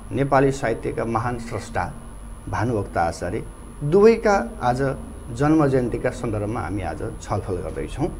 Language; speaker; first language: Nepali; native; Nepali